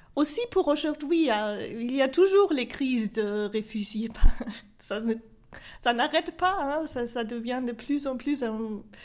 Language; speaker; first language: French; non-native, fluent; German